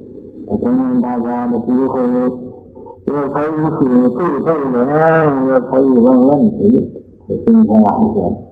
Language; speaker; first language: Chinese; native; Chinese